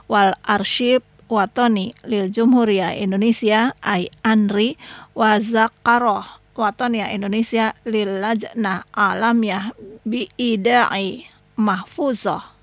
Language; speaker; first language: Arabic; non-native, fluent; Indonesian